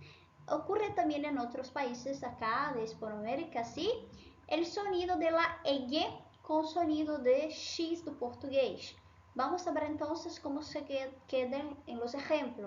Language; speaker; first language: Spanish; non-native, fluent; Portuguese